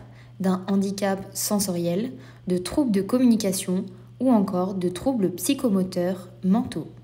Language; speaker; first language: French; native; French